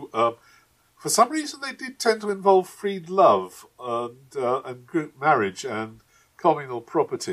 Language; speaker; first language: English; native; English